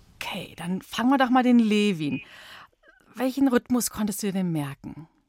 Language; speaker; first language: German; native; German